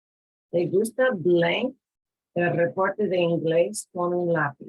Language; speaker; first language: Spanish; non-native, fluent; English